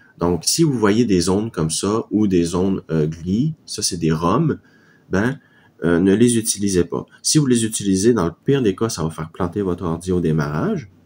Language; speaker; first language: French; native; French